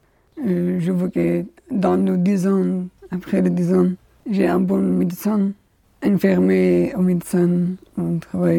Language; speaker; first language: French; non-native, learner; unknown